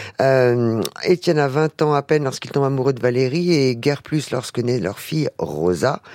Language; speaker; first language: French; native; French